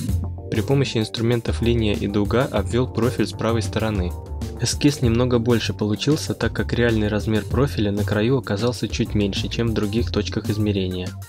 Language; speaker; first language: Russian; native; Russian